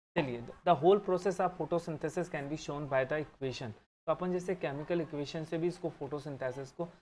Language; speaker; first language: Hindi; native; Hindi